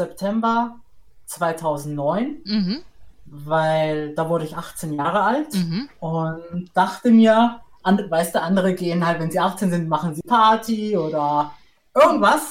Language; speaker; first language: German; native; German